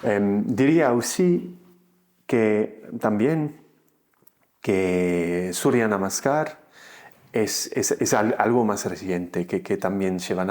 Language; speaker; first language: Spanish; non-native, fluent; English